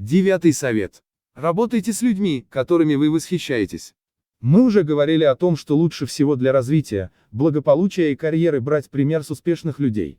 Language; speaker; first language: Russian; native; Russian